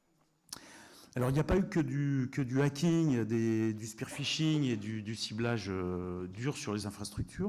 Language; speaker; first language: French; native; French